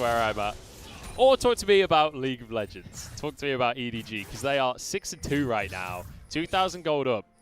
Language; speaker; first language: English; native; English